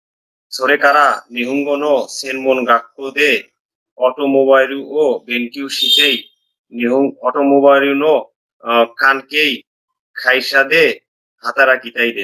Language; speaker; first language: Japanese; non-native, learner; Bangla